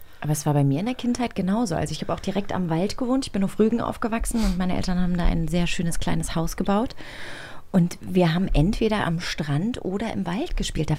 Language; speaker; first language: German; native; German